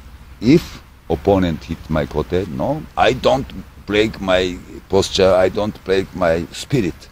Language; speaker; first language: English; non-native, learner; Japanese